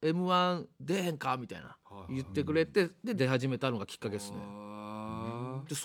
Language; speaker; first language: Japanese; native; Japanese